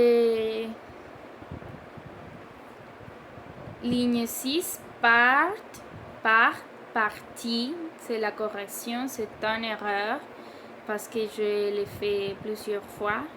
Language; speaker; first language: French; non-native, learner; Spanish